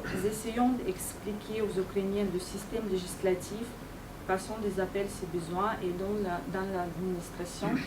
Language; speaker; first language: French; non-native, fluent; Ukrainian